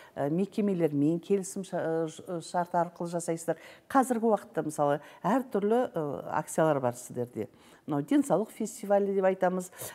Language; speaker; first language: Kazakh; native; Kazakh